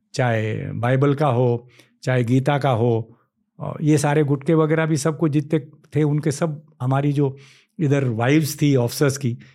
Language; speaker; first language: Hindi; native; Hindi